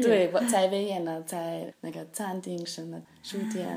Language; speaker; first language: Chinese; non-native, learner; German